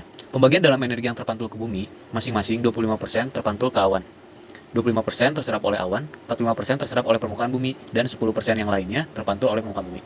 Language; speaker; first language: Indonesian; native; Indonesian